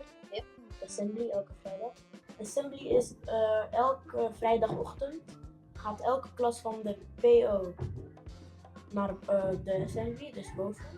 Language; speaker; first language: Dutch; non-native, learner; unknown